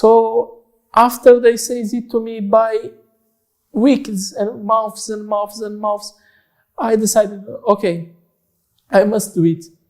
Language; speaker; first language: English; non-native, learner; Portuguese